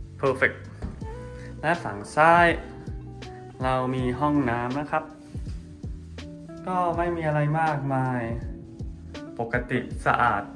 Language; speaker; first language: Thai; non-native, fluent; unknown